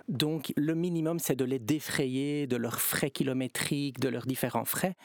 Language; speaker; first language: French; native; French